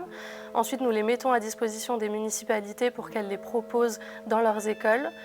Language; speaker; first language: French; native; French